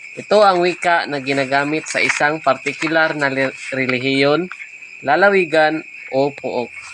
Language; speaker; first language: Filipino; non-native, local second language; Cebuano